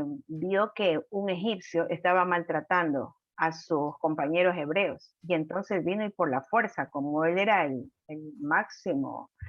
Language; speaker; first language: Spanish; native; Spanish